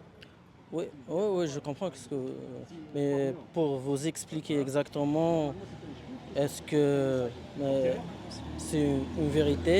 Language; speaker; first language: French; non-native, learner; Arabic